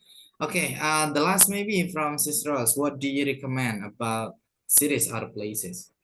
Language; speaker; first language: English; non-native, fluent; Indonesian